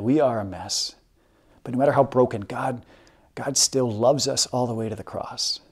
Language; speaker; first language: English; native; English